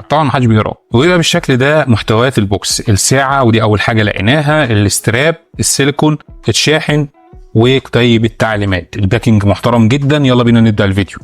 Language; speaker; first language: Arabic; native; Arabic